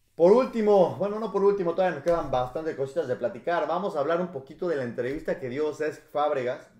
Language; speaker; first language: Spanish; native; Spanish